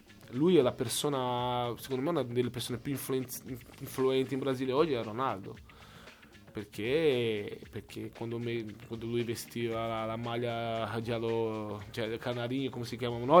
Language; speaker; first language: Italian; non-native, fluent; Portuguese